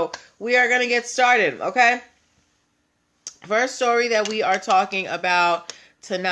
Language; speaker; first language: English; native; English